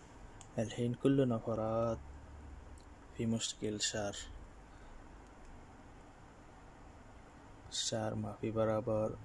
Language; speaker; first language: Arabic; non-native, learner; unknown